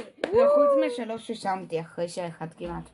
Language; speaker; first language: Hebrew; native; Hebrew